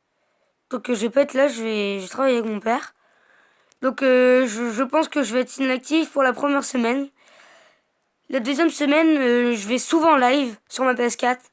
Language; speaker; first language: French; native; French